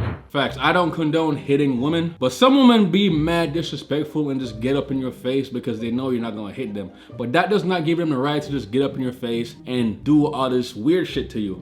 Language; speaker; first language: English; native; English